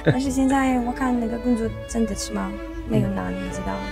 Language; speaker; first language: Chinese; non-native, learner; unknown